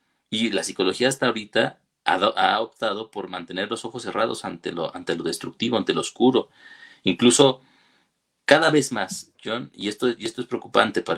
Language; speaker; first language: Spanish; native; Spanish